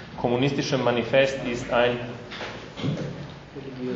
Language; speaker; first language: German; non-native, fluent; Slovenian